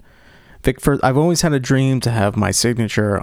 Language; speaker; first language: English; native; English